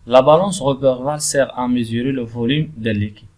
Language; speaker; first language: French; non-native, local second language; Arabic